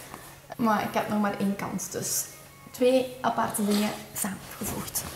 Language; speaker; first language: Dutch; early bilingual, other home language; Turkish